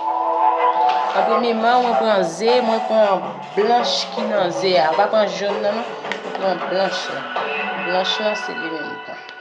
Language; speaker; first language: French; non-native, learner; Haitian Creole